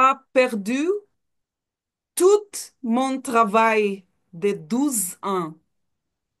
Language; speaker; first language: French; non-native, learner; Portuguese